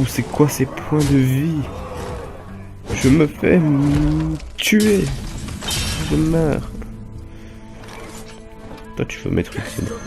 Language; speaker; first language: French; native; French